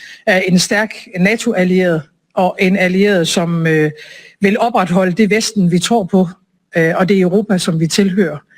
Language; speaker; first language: Danish; native; Danish